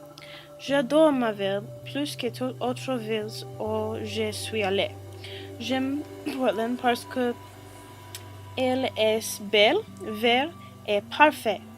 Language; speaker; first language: French; non-native, learner; English